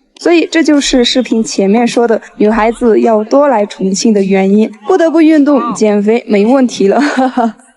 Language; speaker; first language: Chinese; non-native, local second language; Tibetan